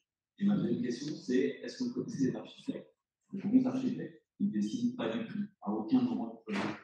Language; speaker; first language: French; native; French